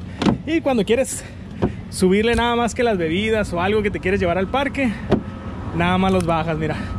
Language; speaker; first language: Spanish; native; Spanish